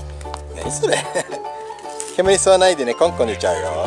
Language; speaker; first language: Japanese; native; Japanese